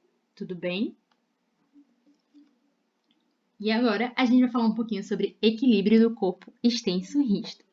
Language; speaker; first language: Portuguese; native; Portuguese